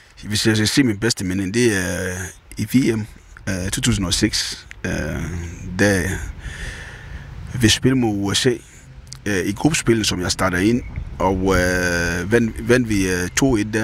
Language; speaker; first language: Danish; non-native, fluent; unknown